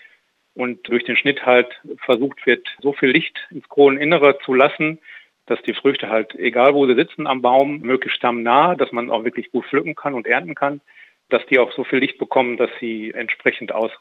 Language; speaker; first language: German; native; German